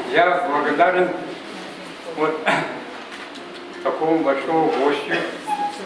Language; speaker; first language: Russian; non-native, local second language; Yakut